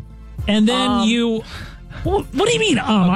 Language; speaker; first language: English; native; English